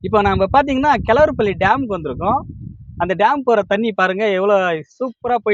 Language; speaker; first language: Tamil; native; Tamil